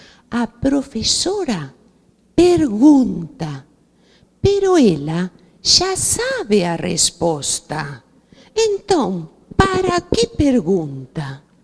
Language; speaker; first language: Portuguese; non-native, fluent; Spanish